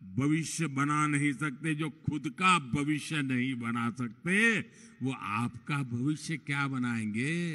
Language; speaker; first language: Hindi; non-native, local second language; Gujarati